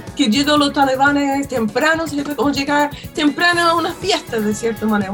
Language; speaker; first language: Spanish; non-native, fluent; English